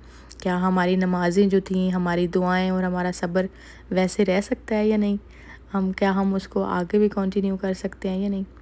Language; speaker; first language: Urdu; native; Urdu